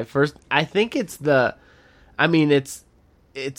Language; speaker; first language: English; early bilingual, other home language; Spanish